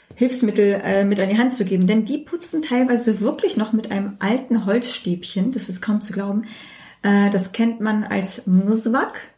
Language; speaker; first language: German; native; German